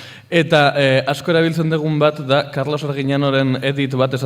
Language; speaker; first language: Basque; native; Basque